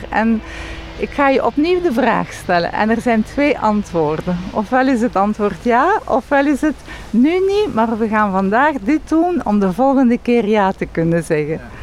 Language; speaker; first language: Dutch; non-native, local second language; French